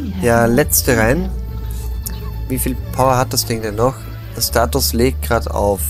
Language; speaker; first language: German; native; German